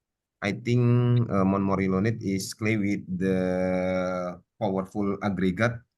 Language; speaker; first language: English; non-native, learner; Indonesian